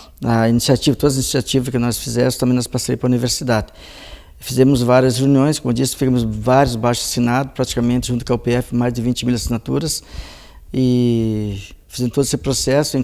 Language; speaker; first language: Portuguese; native; Portuguese